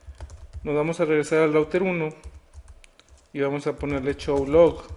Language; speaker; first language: Spanish; native; Spanish